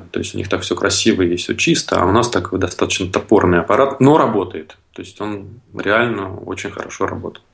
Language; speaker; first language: Russian; native; Russian